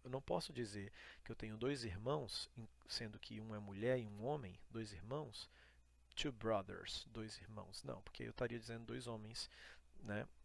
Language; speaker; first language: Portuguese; native; Portuguese